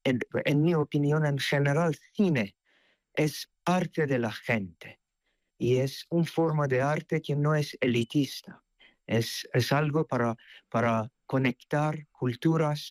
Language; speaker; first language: Spanish; non-native, fluent; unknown